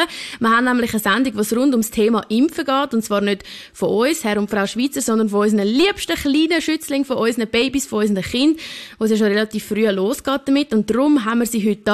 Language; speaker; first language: German; native; German